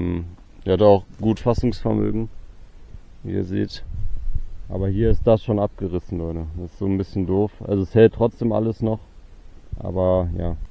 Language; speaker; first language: German; native; German